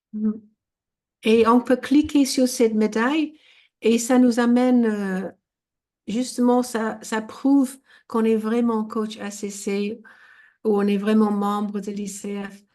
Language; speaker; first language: French; non-native, fluent; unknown